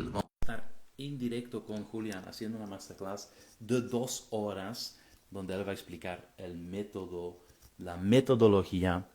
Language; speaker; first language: Spanish; non-native, fluent; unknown